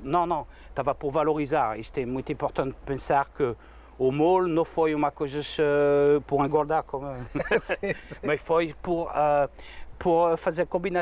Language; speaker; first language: Portuguese; non-native, fluent; French